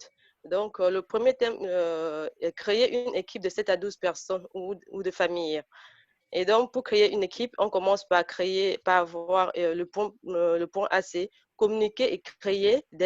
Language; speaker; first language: French; native; French